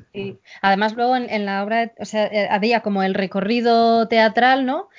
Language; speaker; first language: Spanish; native; Spanish